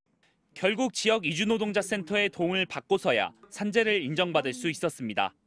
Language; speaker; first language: Korean; native; Korean